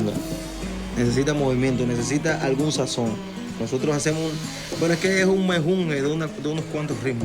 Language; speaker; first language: Spanish; native; Spanish